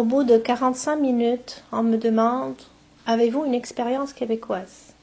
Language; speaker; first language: French; non-native, local second language; Arabic